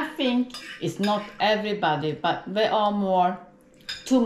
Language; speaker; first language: English; non-native, learner; Swedish